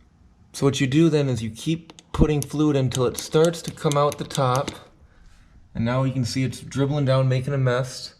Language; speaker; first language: English; native; English